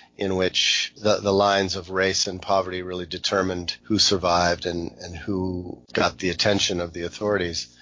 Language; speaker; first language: English; native; English